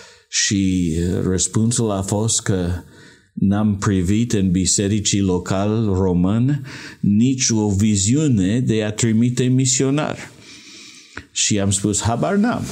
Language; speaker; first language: Romanian; non-native, learner; English